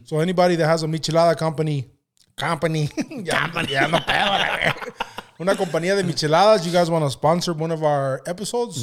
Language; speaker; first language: English; early bilingual, other home language; Spanish